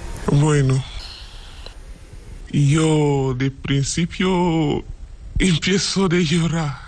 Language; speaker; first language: Spanish; non-native, learner; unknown